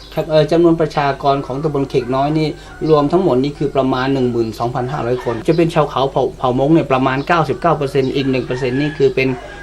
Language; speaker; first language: Thai; non-native, local second language; Hmong